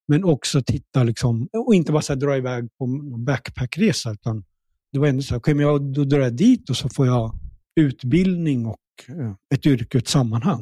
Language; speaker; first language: Swedish; early bilingual, other home language; Punjabi